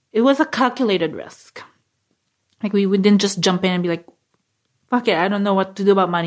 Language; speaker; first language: English; non-native, local second language; Filipino